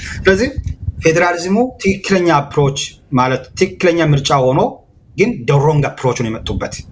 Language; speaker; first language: Amharic; non-native, local second language; Hadiyya